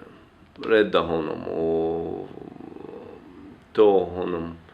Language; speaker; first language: Swedish; non-native, fluent; Arabic